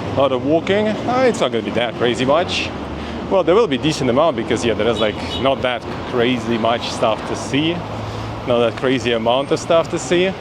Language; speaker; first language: English; non-native, fluent; Russian